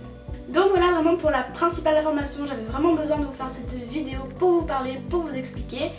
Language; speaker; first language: French; native; French